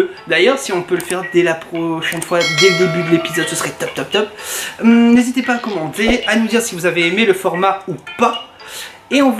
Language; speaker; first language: French; native; French